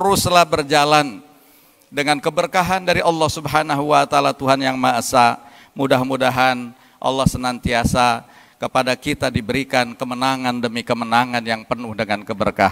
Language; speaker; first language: Indonesian; native; Indonesian